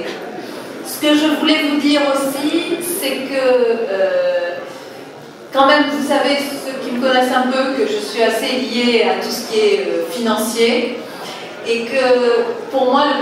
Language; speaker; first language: French; native; French